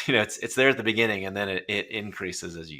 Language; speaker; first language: English; native; English